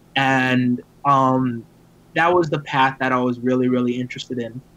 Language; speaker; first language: English; native; English